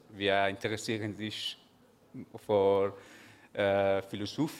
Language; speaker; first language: German; non-native, learner; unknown